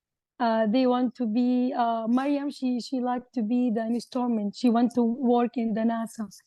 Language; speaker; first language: English; non-native, learner; Arabic